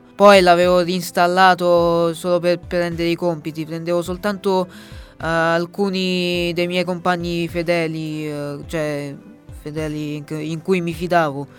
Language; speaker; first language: Italian; early bilingual, other home language; Bangla